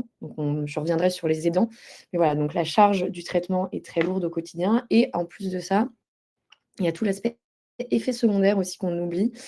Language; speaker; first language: French; native; French